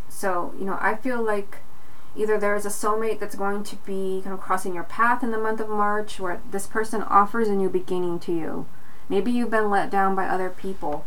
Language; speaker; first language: English; native; English